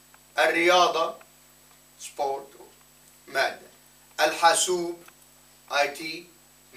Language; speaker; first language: Arabic; non-native, fluent; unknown